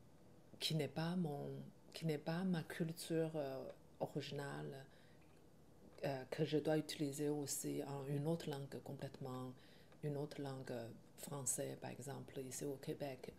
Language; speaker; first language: French; non-native, learner; Chinese